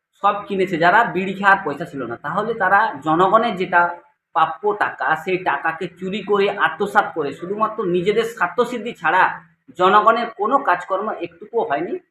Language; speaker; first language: Bangla; native; Bangla